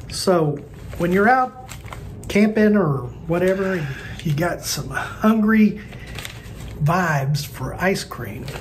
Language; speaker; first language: English; native; English